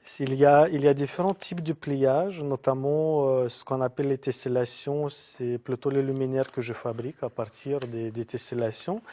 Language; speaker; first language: French; non-native, fluent; Lithuanian